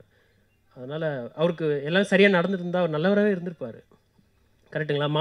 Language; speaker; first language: Tamil; native; Tamil